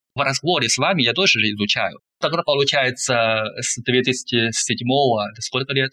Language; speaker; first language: Russian; non-native, fluent; Chinese